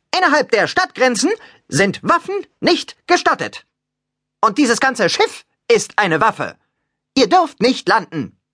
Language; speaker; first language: German; native; German